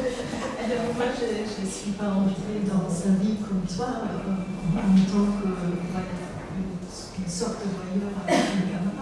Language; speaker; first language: French; non-native, fluent; German